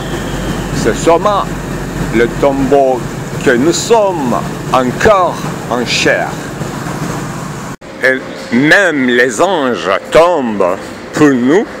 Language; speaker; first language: French; non-native, fluent; Turkish